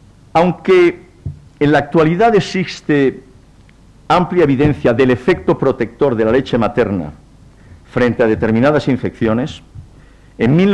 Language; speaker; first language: Spanish; native; Spanish